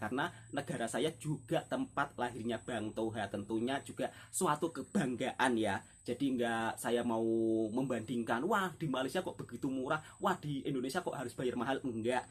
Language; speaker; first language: Indonesian; native; Indonesian